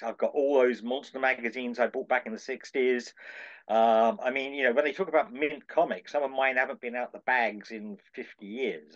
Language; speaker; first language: English; native; English